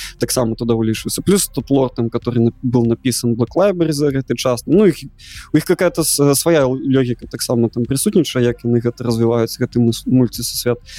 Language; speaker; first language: Belarusian; non-native, local second language; Russian